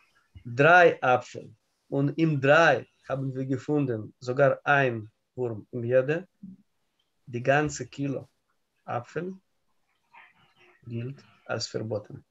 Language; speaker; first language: German; non-native, learner; Russian